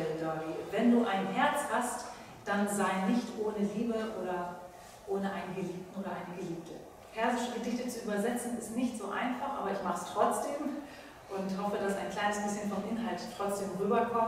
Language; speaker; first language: German; early bilingual, other home language; Persian